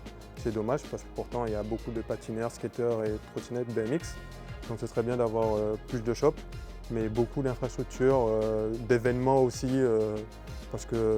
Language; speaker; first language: French; native; French